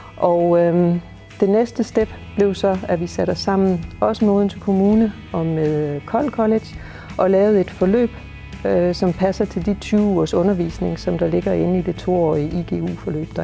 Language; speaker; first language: Danish; native; Danish